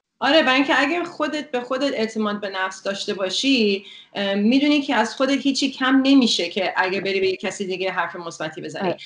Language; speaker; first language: Persian; early bilingual, heritage; Persian